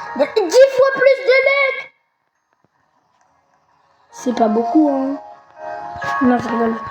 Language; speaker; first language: French; native; French